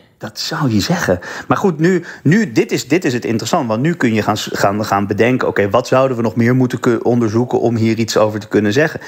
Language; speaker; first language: Dutch; native; Dutch